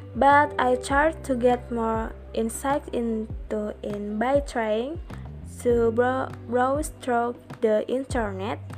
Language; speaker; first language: English; non-native, learner; Indonesian